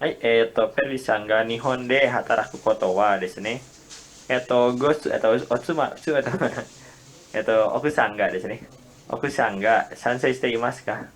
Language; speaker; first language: Japanese; non-native, learner; Indonesian